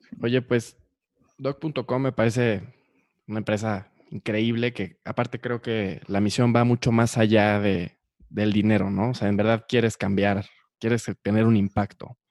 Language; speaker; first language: Spanish; native; Spanish